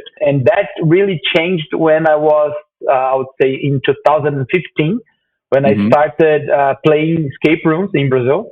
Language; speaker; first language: English; non-native, fluent; Portuguese